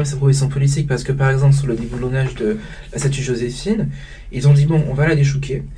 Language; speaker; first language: French; native; French